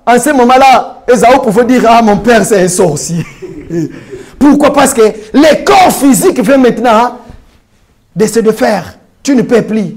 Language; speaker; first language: French; non-native, local second language; Lingala